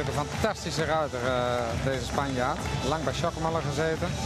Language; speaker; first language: Dutch; native; Dutch